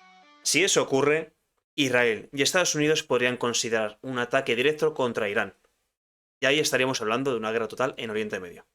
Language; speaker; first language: Spanish; native; Spanish